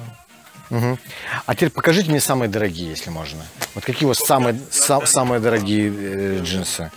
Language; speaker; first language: Russian; native; Russian